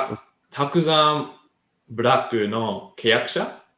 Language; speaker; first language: Japanese; non-native, learner; English